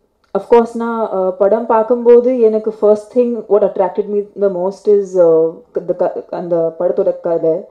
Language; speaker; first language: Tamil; non-native, fluent; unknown